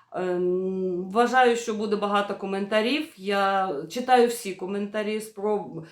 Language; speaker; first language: Ukrainian; non-native, local second language; Russian